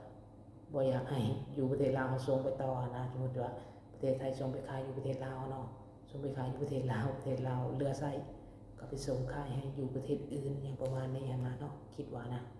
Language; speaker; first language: Thai; non-native, local second language; Lao